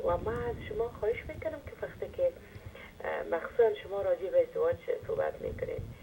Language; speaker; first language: Persian; native; Persian